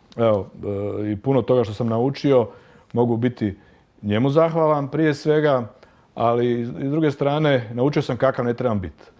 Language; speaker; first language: Croatian; native; Croatian